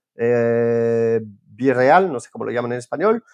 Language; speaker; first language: Spanish; non-native, fluent; French